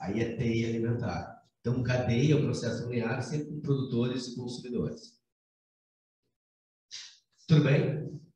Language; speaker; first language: Portuguese; native; Portuguese